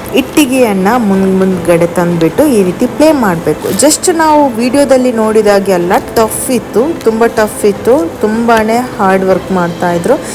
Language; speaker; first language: Kannada; native; Kannada